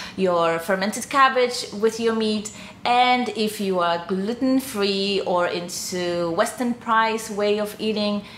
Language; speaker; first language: English; non-native, fluent; Polish